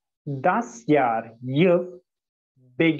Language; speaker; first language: German; non-native, fluent; Turkish